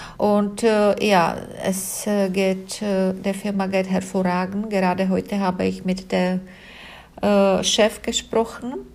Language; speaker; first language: German; non-native, fluent; Czech